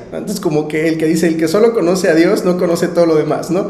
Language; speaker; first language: Spanish; native; Spanish